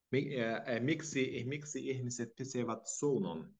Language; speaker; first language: Finnish; non-native, learner; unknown